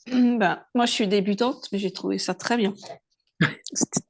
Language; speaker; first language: French; native; French